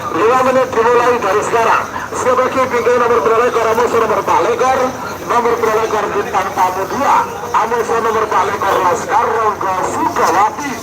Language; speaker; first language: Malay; non-native, local second language; Madurese